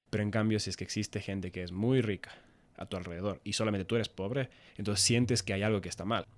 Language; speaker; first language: Spanish; native; Spanish